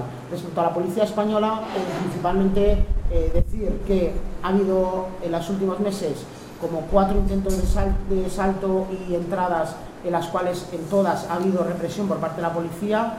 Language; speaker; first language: Spanish; native; Spanish